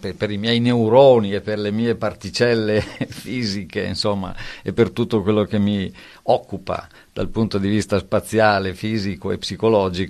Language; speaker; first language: Italian; native; Italian